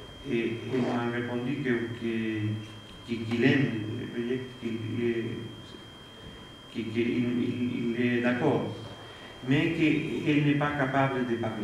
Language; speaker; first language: French; non-native, fluent; Spanish